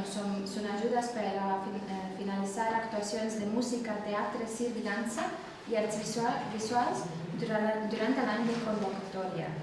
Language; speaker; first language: Catalan; non-native, fluent; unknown